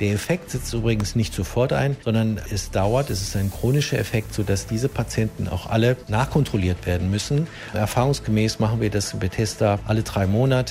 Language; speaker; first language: German; native; German